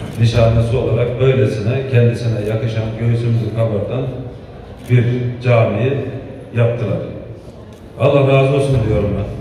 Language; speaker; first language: Turkish; native; Turkish